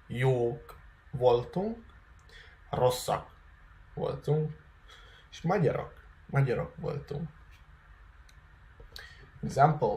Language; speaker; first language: Hungarian; non-native, fluent; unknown